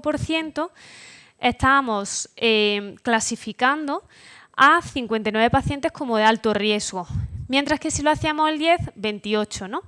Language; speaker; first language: Spanish; native; Spanish